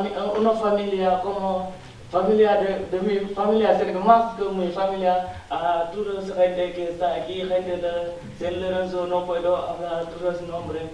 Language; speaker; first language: Spanish; non-native, learner; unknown